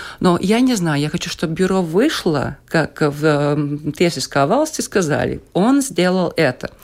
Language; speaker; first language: Russian; non-native, local second language; Latvian